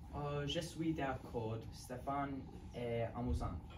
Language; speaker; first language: French; non-native, learner; English